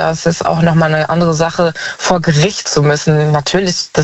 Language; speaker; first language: German; native; German